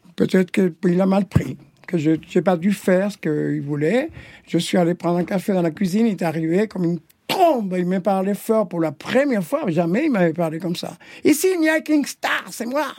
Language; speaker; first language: French; non-native, fluent; Spanish